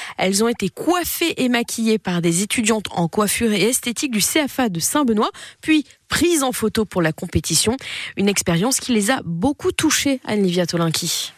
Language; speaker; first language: French; native; French